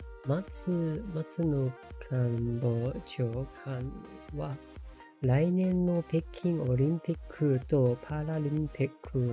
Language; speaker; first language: Japanese; non-native, learner; English